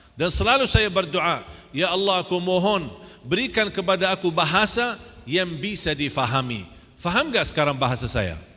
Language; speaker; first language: Indonesian; non-native, fluent; Arabic